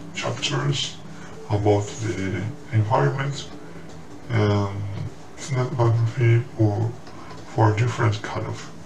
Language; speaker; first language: English; non-native, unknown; Portuguese